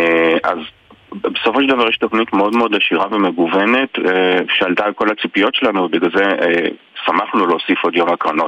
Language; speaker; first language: Hebrew; native; Hebrew